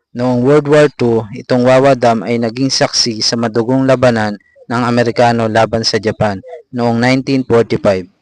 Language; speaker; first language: Filipino; native; Filipino